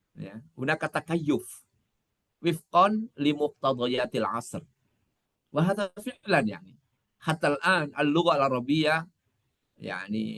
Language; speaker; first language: Arabic; non-native, fluent; Indonesian